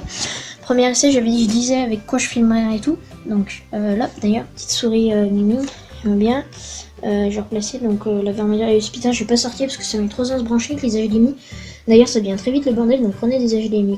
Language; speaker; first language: French; native; French